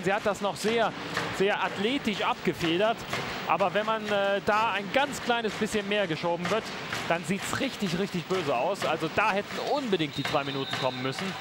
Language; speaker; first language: German; native; German